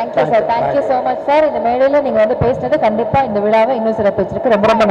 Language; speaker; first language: Tamil; native; Tamil